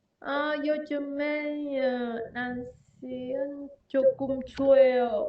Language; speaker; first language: Korean; non-native, learner; Vietnamese